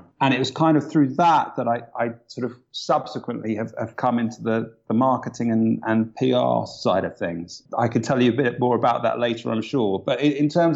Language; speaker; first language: English; native; English